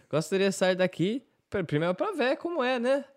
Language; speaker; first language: Portuguese; non-native, learner; English